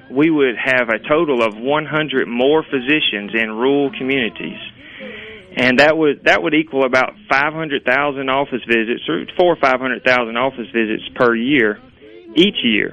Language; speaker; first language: English; native; English